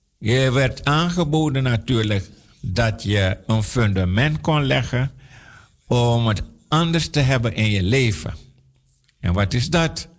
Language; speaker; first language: Dutch; non-native, local second language; Sranan Tongo